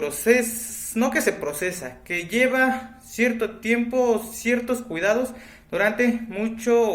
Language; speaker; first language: Spanish; native; Spanish